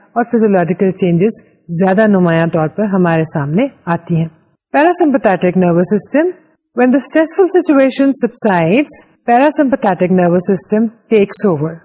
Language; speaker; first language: Urdu; native; Urdu